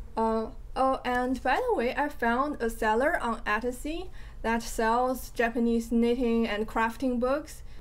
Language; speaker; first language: English; non-native, fluent; Chinese